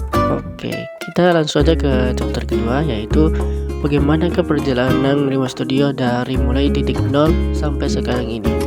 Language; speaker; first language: Indonesian; native; Indonesian